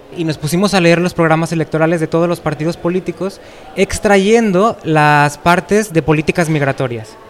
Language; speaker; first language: Spanish; native; Spanish